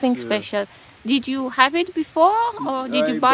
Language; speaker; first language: English; non-native, fluent; Polish